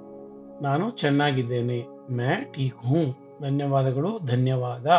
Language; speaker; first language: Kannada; non-native, local second language; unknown